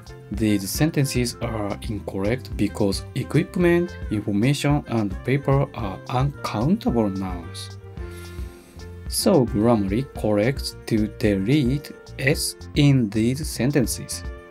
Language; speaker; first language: English; non-native, learner; Japanese